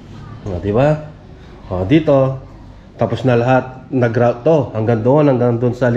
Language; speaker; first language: Filipino; native; Filipino